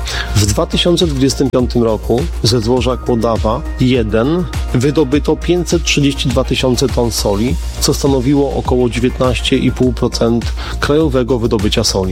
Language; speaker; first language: Polish; native; Polish